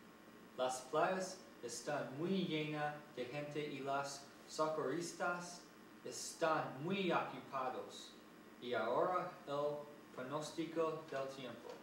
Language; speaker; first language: Spanish; non-native, learner; English